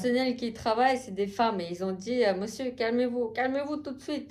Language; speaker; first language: French; non-native, fluent; Tibetan